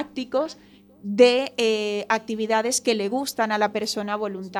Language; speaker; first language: Spanish; native; Spanish